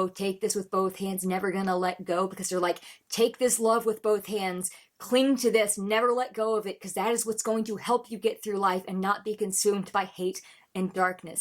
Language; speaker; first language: English; native; English